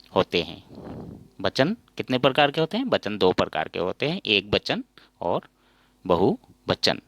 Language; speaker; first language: Hindi; non-native, local second language; Assamese